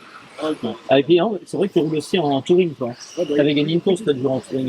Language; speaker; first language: French; native; French